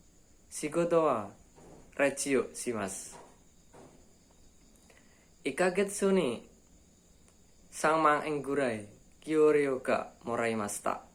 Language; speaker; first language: Japanese; non-native, learner; Indonesian